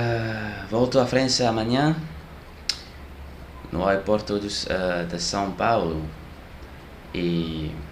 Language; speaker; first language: Portuguese; non-native, learner; French